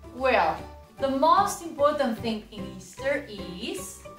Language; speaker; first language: English; non-native, fluent; Spanish